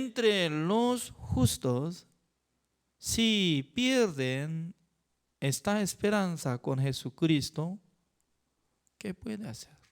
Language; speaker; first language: Spanish; non-native, learner; Korean